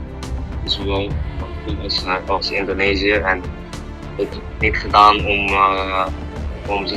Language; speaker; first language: Dutch; early bilingual, heritage; Dutch